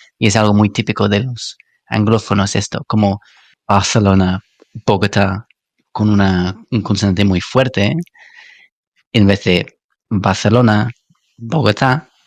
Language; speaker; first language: Spanish; non-native, fluent; English